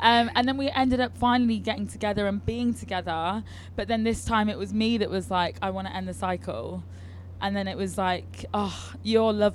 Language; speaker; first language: English; native; English